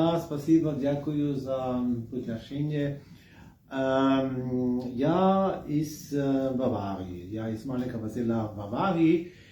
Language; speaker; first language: Russian; non-native, fluent; German